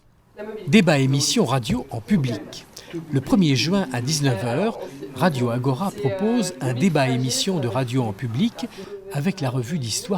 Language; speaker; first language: French; native; French